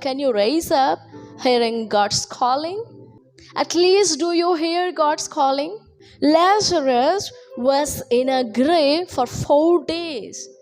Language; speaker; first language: English; non-native, local second language; Telugu